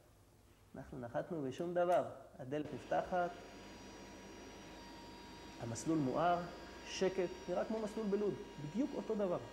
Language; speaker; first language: Hebrew; native; Hebrew